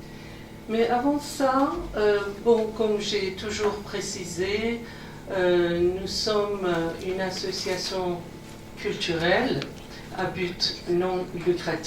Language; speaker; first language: French; non-native, fluent; Persian